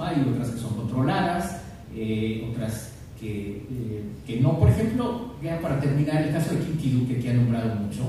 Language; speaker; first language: Spanish; native; Spanish